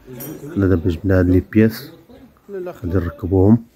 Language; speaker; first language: Arabic; native; Arabic